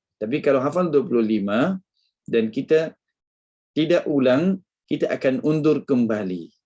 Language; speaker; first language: Malay; non-native, fluent; Arabic